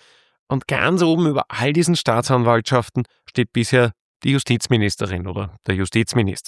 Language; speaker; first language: German; native; German